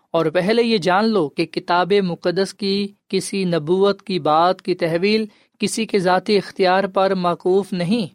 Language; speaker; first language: Urdu; non-native, local second language; Punjabi